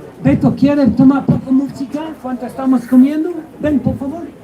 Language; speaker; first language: Spanish; non-native, learner; Hebrew